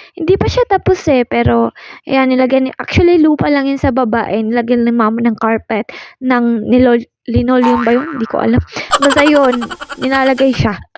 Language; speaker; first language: Filipino; non-native, local second language; Waray